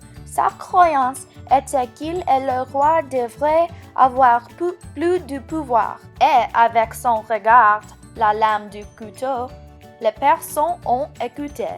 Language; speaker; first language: French; non-native, learner; English